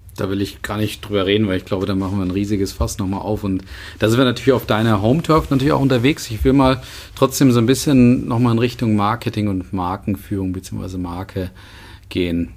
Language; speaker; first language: German; native; German